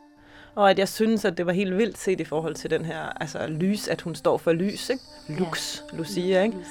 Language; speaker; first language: Danish; native; Danish